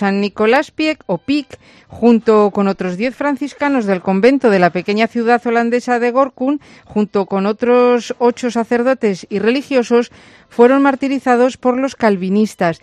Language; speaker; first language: Spanish; native; Spanish